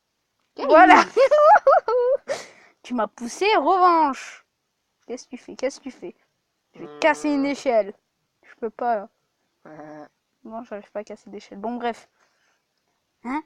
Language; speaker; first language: French; native; French